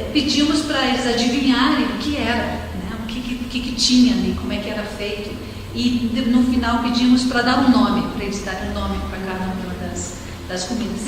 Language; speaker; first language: Portuguese; non-native, fluent; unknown